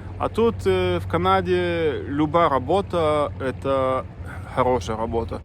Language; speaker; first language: Ukrainian; non-native, local second language; Russian